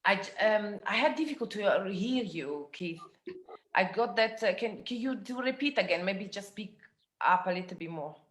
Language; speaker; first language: English; non-native, fluent; Italian